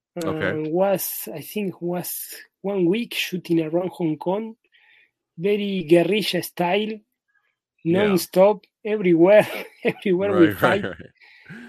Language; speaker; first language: English; non-native, learner; Spanish